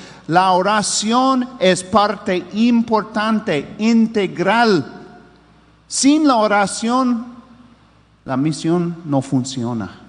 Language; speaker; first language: Spanish; non-native, fluent; English